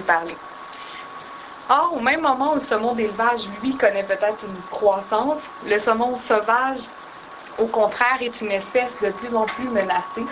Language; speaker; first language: French; native; French